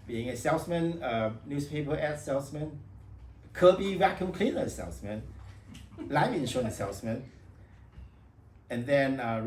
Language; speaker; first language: English; non-native, fluent; Vietnamese